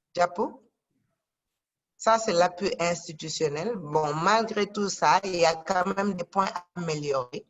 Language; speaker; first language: French; non-native, local second language; Wolof